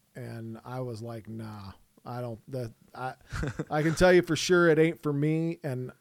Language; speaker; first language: English; native; English